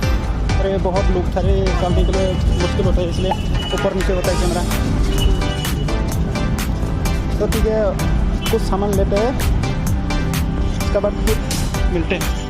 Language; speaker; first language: Hindi; non-native, local second language; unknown